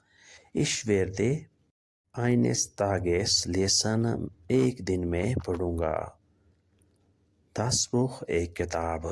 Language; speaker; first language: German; non-native, fluent; Urdu